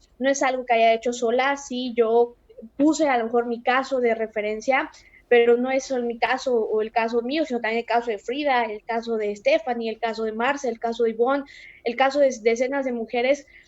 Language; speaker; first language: Spanish; native; Spanish